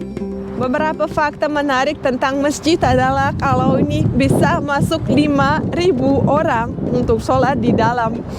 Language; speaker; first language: Indonesian; non-native, fluent; Russian